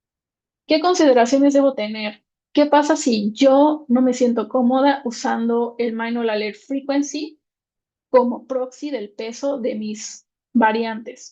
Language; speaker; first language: Spanish; native; Spanish